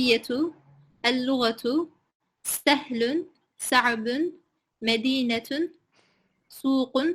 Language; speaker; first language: Arabic; non-native, learner; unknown